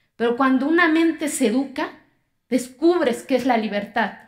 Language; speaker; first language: Spanish; non-native, local second language; Zapotec